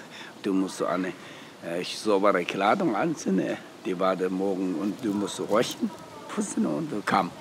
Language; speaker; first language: German; non-native, learner; Tibetan